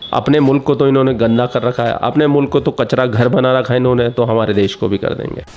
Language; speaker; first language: Hindi; native; Hindi